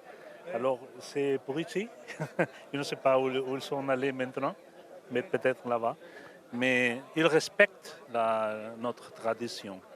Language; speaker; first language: French; non-native, learner; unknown